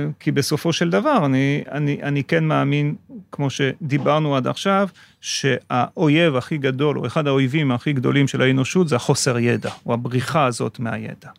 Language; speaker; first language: Hebrew; non-native, fluent; French